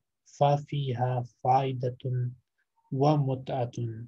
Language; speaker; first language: Arabic; non-native, fluent; Urdu